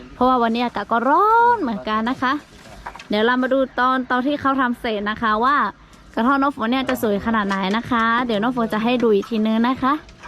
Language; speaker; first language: Thai; non-native, local second language; Lahu